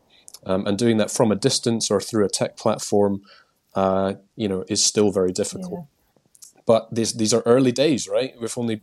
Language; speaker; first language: English; native; English